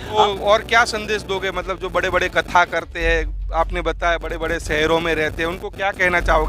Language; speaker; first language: Hindi; native; Hindi